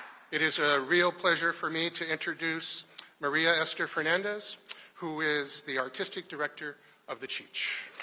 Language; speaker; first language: English; native; English